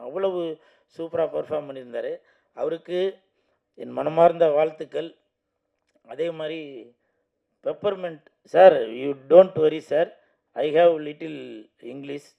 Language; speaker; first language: Tamil; native; Tamil